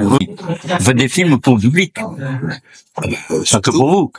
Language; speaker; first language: French; native; French